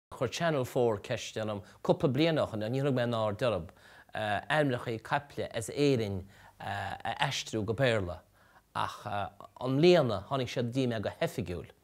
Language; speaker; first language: Irish; native; Irish